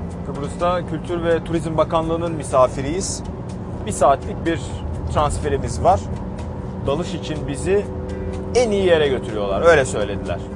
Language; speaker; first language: Turkish; native; Turkish